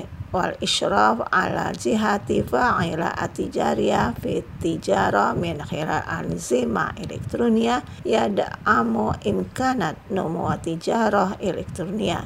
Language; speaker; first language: Arabic; non-native, fluent; Indonesian